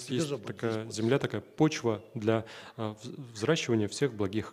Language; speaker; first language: Russian; native; Russian